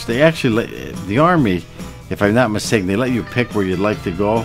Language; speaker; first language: English; native; English